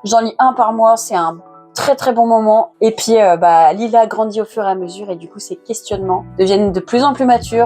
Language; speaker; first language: French; native; French